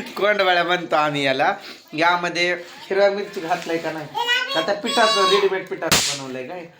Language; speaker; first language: Marathi; native; Marathi